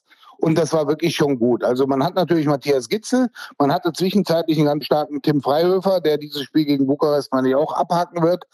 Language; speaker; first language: German; native; German